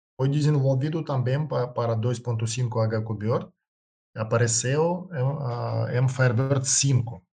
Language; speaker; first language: Portuguese; non-native, learner; Russian